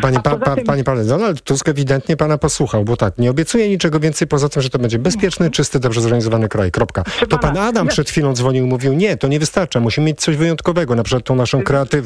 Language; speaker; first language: Polish; native; Polish